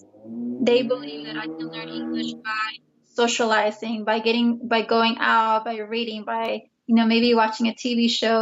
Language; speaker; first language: English; early bilingual, other home language; Spanish